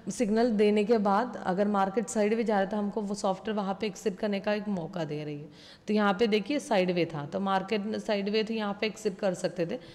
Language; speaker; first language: Hindi; non-native, local second language; Malayalam